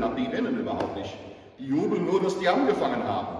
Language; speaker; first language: German; non-native, fluent; English